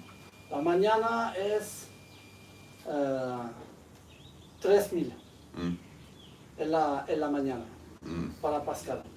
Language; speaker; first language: Spanish; non-native, learner; French